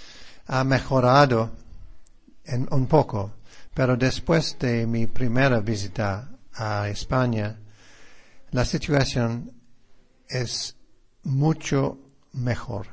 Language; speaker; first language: Spanish; non-native, fluent; English